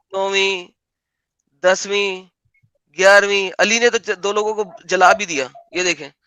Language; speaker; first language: Urdu; non-native, local second language; Punjabi